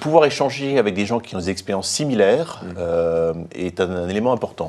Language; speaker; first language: French; native; French